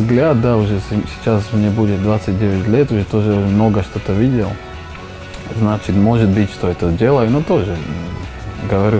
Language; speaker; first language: Russian; non-native, learner; Slovak